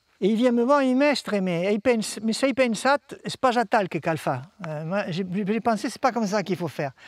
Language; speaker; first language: French; native; French